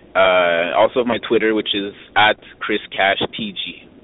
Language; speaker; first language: English; native; English